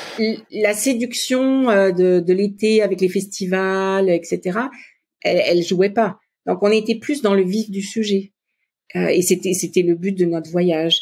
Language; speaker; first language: French; native; French